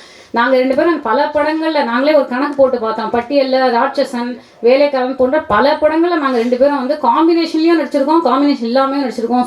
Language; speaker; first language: Tamil; native; Tamil